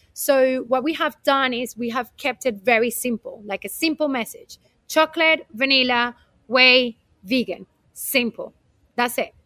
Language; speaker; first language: English; non-native, fluent; Spanish